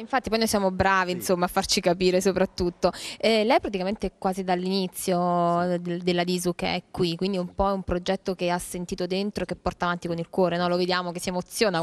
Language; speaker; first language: Italian; native; Italian